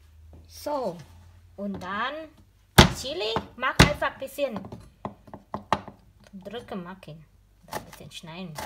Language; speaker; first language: German; non-native, learner; Thai